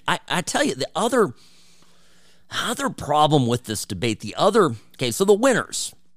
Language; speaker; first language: English; early bilingual, other home language; Czech